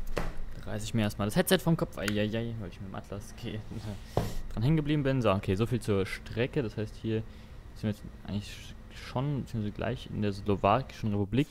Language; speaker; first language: German; native; German